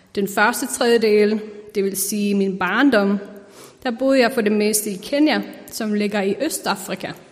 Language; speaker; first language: Danish; non-native, fluent; Icelandic